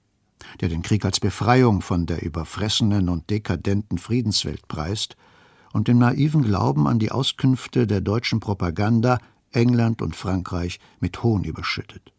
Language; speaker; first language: German; native; German